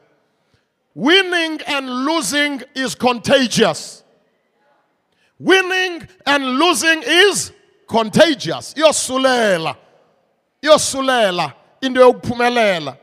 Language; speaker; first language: English; non-native, local second language; Xhosa